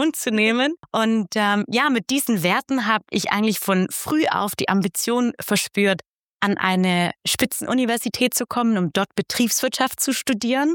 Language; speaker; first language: German; native; German